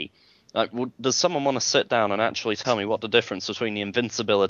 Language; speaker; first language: English; native; English